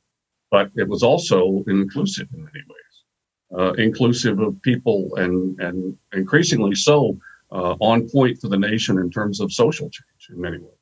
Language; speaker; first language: English; native; English